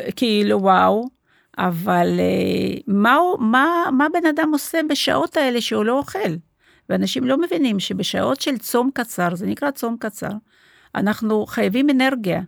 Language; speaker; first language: Hebrew; non-native, fluent; Russian